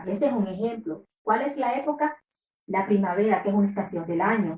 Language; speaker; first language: Spanish; native; Spanish